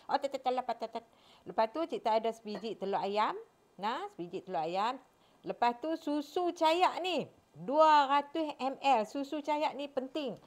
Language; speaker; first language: Malay; native; Malay